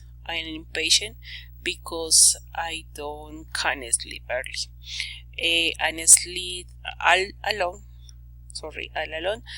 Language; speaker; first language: English; non-native, learner; Spanish